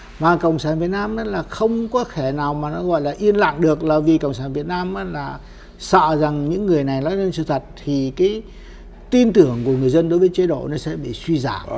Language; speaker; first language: Vietnamese; native; Vietnamese